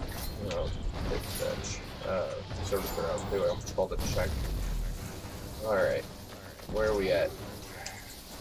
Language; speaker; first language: English; native; English